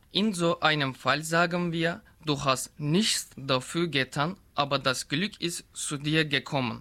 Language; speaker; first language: German; non-native, learner; Turkish